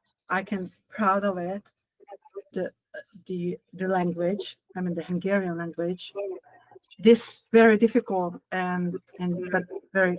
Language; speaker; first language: English; non-native, learner; Hungarian